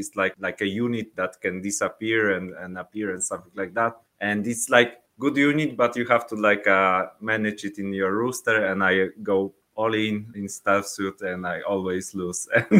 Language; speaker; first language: English; non-native, learner; Polish